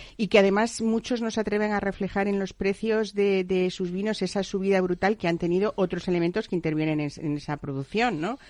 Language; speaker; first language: Spanish; native; Spanish